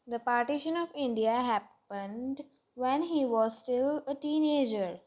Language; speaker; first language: English; non-native, local second language; Punjabi